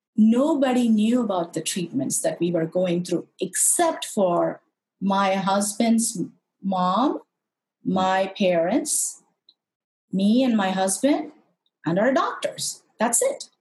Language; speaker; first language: English; non-native, local second language; Tamil